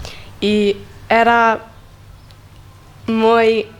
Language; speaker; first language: Spanish; non-native, learner; English